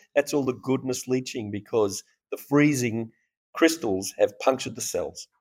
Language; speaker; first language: English; native; English